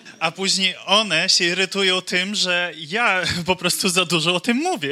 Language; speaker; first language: Polish; non-native, learner; English